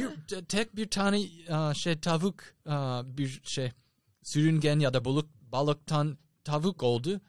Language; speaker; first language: Turkish; non-native, fluent; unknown